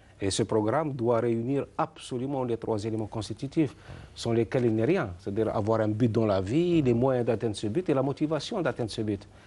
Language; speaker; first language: French; non-native, local second language; Arabic